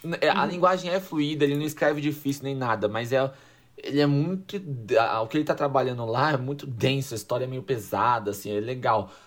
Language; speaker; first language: Portuguese; native; Portuguese